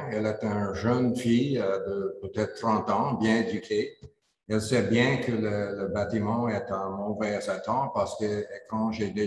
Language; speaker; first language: French; non-native, learner; English